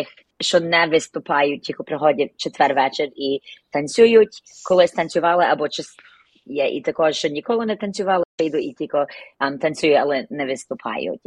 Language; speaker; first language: Ukrainian; early bilingual, heritage; Ukrainian